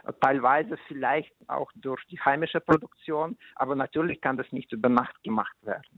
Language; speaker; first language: German; non-native, fluent; Russian